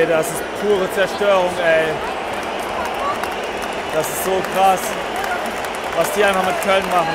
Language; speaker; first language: German; native; German